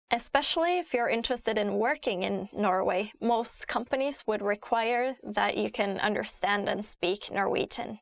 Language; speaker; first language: English; non-native, fluent; Norwegian